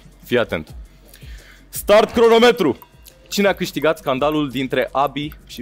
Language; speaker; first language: Romanian; native; Romanian